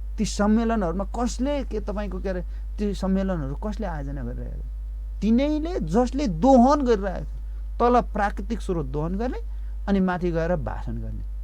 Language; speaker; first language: Nepali; non-native, local second language; Eastern Tamang